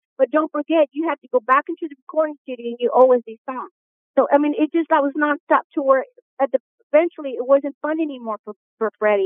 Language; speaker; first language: English; native; English